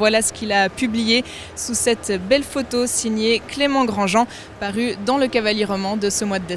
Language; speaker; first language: French; native; French